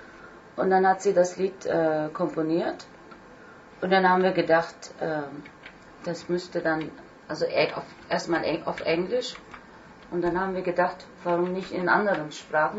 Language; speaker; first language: German; non-native, fluent; Turkish